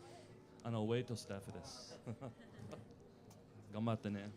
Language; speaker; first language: Japanese; non-native, learner; English